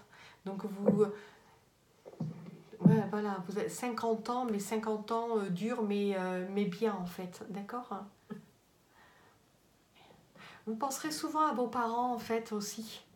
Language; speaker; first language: French; native; French